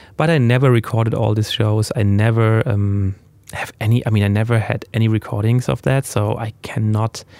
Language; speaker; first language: English; non-native, fluent; German